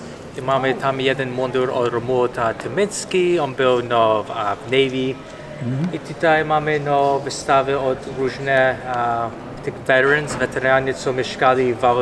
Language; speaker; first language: Polish; early bilingual, other home language; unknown